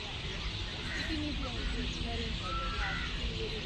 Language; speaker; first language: English; non-native, learner; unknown